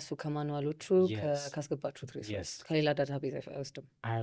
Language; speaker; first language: Amharic; native; Amharic